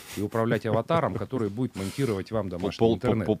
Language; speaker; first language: Russian; native; Russian